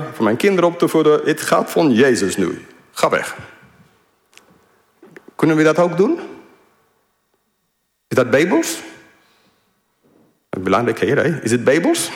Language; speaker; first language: Dutch; non-native, fluent; English